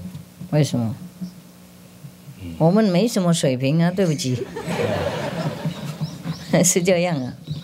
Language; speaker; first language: Chinese; non-native, fluent; Vietnamese